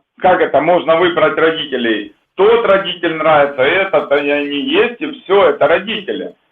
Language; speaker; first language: Russian; native; Russian